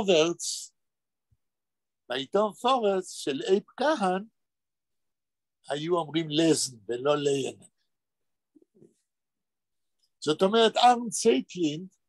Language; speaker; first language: Hebrew; non-native, fluent; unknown